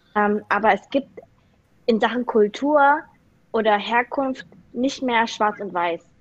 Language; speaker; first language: German; native; German